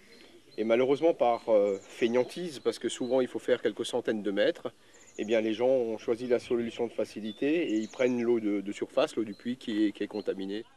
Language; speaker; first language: French; native; French